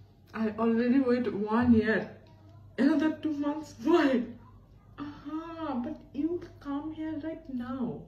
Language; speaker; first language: English; non-native, local second language; Bangla